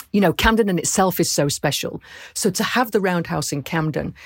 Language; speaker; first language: English; native; English